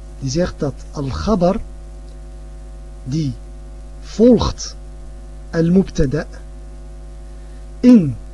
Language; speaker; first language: Dutch; early bilingual, other home language; Arabic